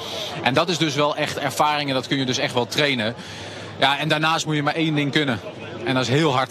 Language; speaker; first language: Dutch; native; Dutch